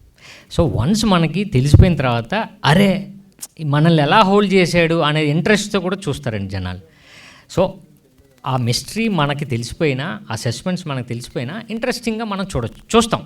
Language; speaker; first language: Telugu; native; Telugu